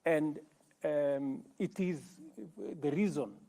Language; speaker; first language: English; non-native, local second language; Kalenjin